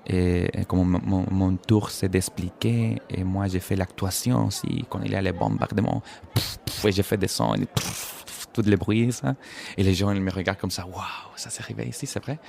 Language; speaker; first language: French; non-native, fluent; Spanish